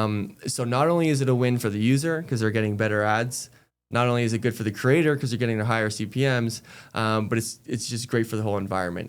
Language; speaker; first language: English; native; English